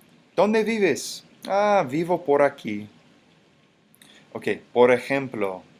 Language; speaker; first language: Spanish; non-native, fluent; English